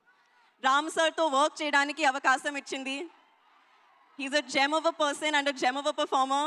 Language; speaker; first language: Telugu; non-native, learner; Hindi